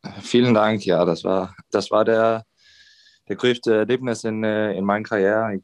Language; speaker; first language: German; non-native, fluent; Danish